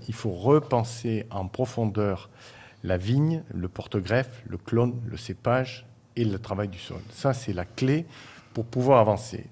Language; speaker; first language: French; native; French